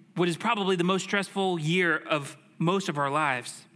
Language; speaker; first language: English; native; English